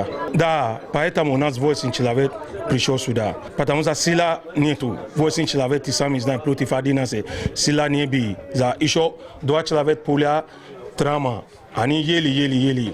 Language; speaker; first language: Russian; non-native, learner; Tajik